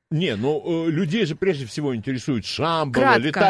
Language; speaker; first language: Russian; native; Russian